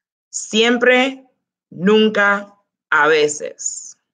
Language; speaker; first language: Spanish; early bilingual, heritage; Spanish